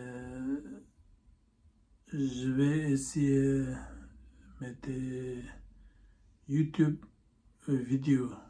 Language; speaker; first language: French; non-native, learner; Tibetan